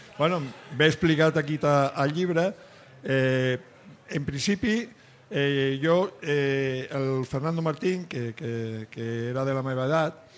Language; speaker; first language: Catalan; non-native, local second language; Spanish